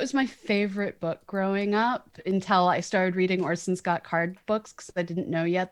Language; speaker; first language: English; native; English